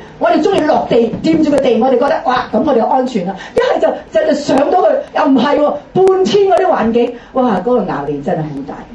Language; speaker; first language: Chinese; non-native, local second language; Cantonese